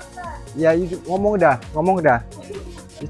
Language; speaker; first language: English; non-native, learner; Indonesian